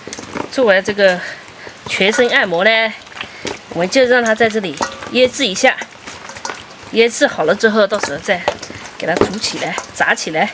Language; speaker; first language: Chinese; native; Chinese